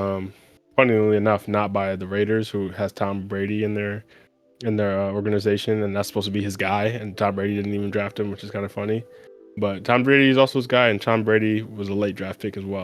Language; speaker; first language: English; native; English